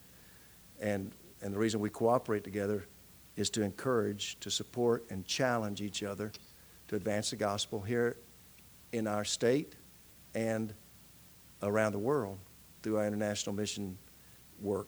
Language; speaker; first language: English; native; English